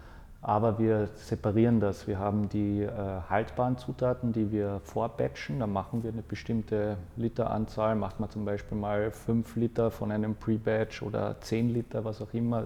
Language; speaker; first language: German; native; German